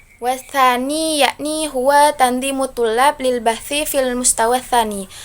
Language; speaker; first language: Arabic; non-native, learner; Indonesian